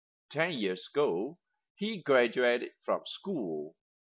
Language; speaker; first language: English; non-native, fluent; Chinese